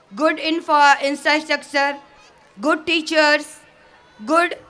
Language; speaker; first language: English; non-native, local second language; Hindi